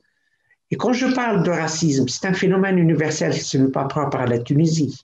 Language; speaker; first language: French; non-native, local second language; Arabic